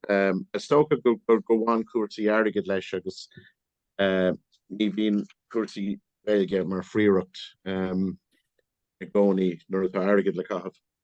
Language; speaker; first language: Irish; non-native, local second language; English